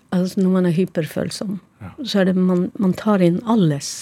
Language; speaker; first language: Norwegian; native; Norwegian